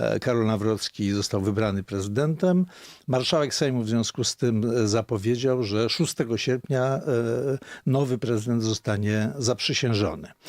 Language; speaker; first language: Polish; native; Polish